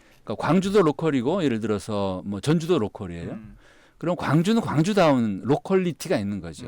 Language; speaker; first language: Korean; native; Korean